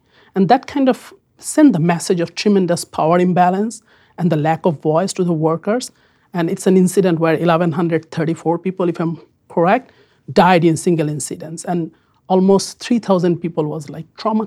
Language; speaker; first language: English; non-native, local second language; Bangla